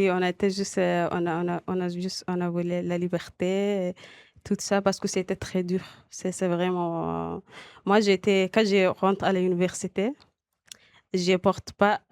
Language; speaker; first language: French; non-native, local second language; Arabic